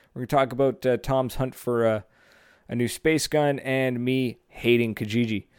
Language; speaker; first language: English; native; English